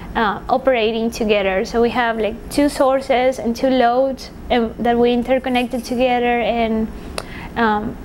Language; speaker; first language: English; non-native, fluent; Spanish